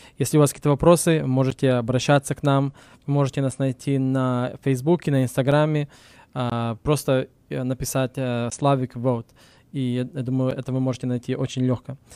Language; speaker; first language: Russian; early bilingual, heritage; Russian